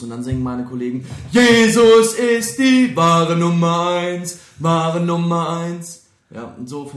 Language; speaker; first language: German; native; German